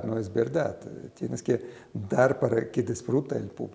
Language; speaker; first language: Spanish; non-native, fluent; Russian